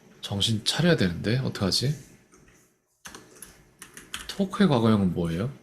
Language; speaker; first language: Korean; native; Korean